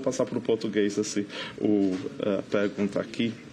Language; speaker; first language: Portuguese; non-native, fluent; English